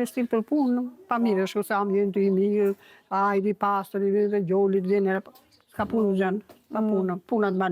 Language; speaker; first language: Albanian; native; Albanian